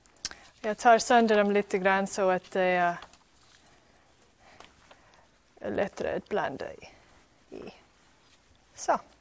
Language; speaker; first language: Swedish; non-native, fluent; English